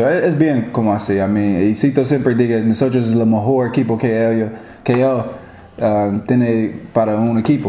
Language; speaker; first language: Spanish; non-native, learner; English